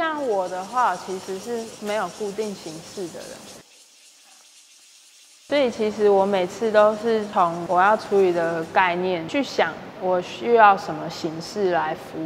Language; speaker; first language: Chinese; native; Chinese